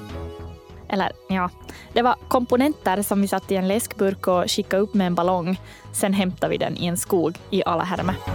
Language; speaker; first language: Swedish; native; Swedish